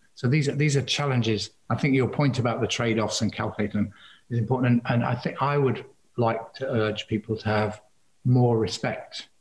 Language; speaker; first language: English; native; English